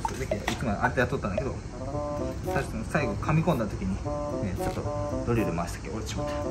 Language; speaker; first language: Japanese; native; Japanese